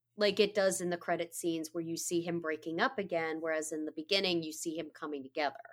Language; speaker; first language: English; native; English